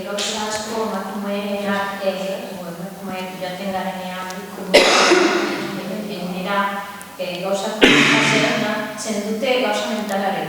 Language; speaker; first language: Basque; non-native, learner; Spanish